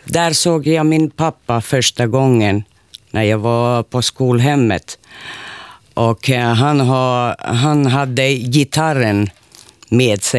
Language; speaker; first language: Swedish; non-native, local second language; Finnish